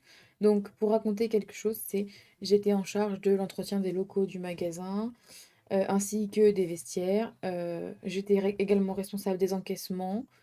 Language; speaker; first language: French; native; French